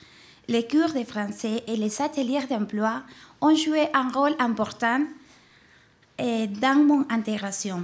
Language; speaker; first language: French; non-native, fluent; Spanish